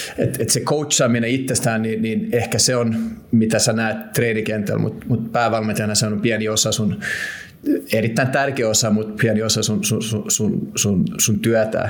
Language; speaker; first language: Finnish; non-native, local second language; Swedish